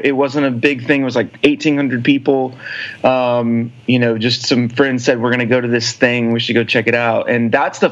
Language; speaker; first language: English; native; English